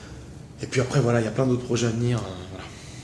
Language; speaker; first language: French; native; French